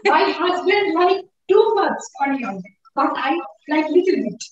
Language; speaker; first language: English; non-native, learner; Bangla